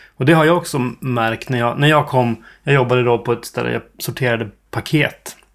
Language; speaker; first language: Swedish; native; Swedish